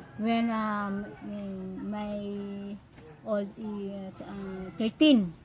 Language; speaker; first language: English; non-native, learner; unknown